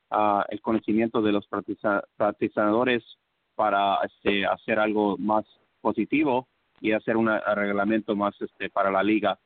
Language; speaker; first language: Spanish; early bilingual, heritage; English